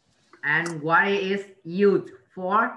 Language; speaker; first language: English; non-native, learner; Vietnamese